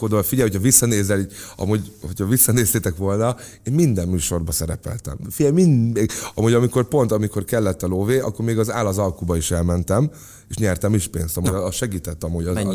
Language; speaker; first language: Hungarian; native; Hungarian